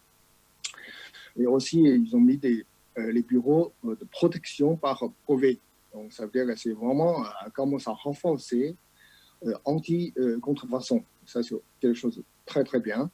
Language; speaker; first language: French; non-native, fluent; Chinese